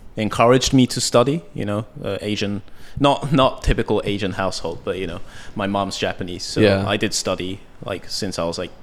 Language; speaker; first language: English; early bilingual, heritage; Japanese